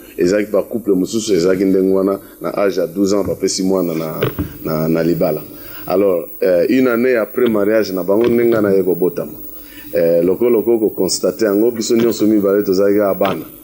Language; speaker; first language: Lingala; non-native, local second language; Kituba (Democratic Republic of Congo)